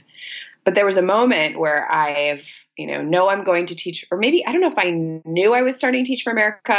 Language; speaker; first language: English; native; English